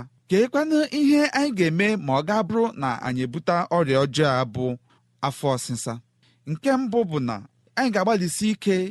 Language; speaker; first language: Igbo; native; Igbo